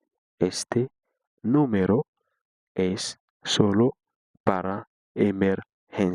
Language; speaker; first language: Spanish; non-native, fluent; Haitian Creole